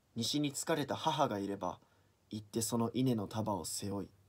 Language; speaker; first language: Japanese; native; Japanese